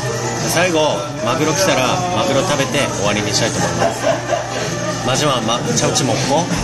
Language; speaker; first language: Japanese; non-native, fluent; Korean